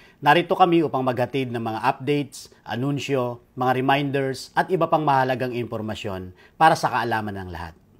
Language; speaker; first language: Filipino; native; Filipino